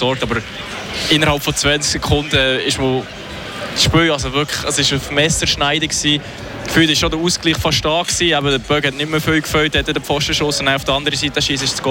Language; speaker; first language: German; native; German